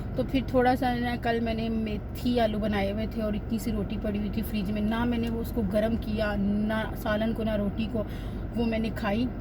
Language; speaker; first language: Hindi; native; Hindi